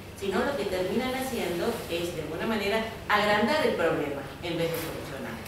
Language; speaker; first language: Spanish; native; Spanish